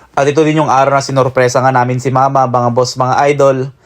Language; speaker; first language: Filipino; native; Filipino